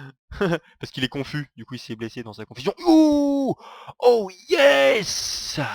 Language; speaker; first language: French; native; French